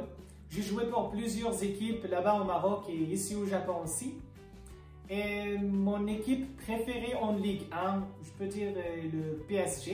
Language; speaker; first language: French; non-native, local second language; Berber languages